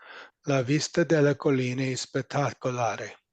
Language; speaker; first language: Italian; non-native, learner; English